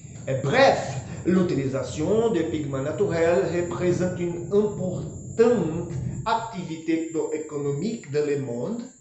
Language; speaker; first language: French; non-native, learner; Portuguese